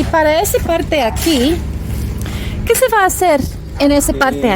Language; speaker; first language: Spanish; non-native, learner; English